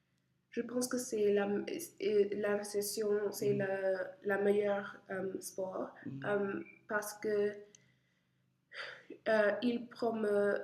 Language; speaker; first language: French; non-native, learner; English